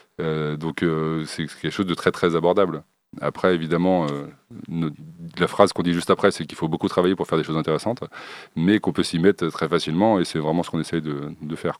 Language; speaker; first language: French; native; French